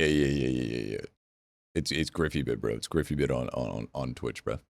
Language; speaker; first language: English; native; English